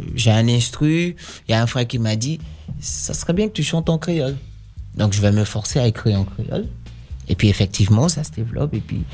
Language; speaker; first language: French; non-native, fluent; Dutch